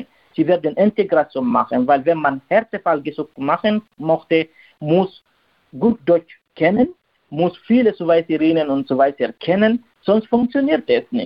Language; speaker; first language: German; non-native, learner; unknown